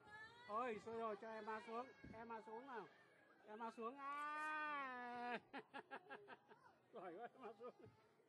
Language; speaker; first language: Vietnamese; early bilingual, heritage; Vietnamese